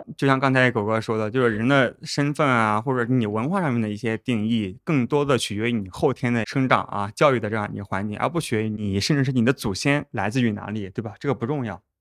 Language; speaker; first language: Chinese; native; Chinese